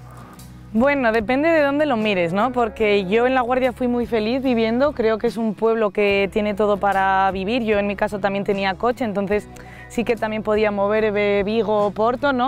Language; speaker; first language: Spanish; native; Spanish